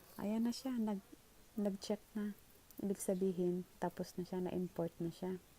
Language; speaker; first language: Filipino; non-native, local second language; Cebuano